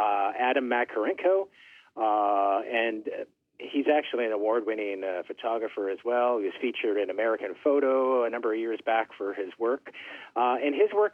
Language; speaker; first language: English; native; English